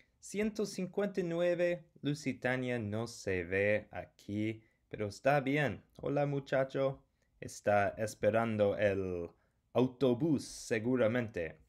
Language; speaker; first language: Spanish; non-native, fluent; English